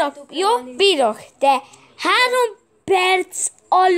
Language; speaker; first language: Hungarian; early bilingual, heritage; Hungarian